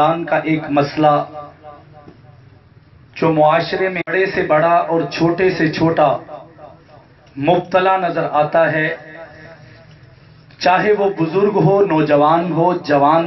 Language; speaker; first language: Urdu; non-native, local second language; Punjabi